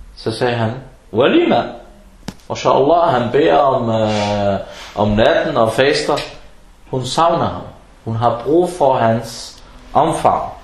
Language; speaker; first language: Danish; non-native, fluent; Arabic